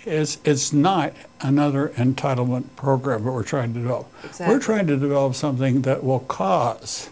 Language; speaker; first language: English; native; English